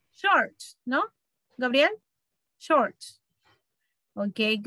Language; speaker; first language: English; non-native, learner; Spanish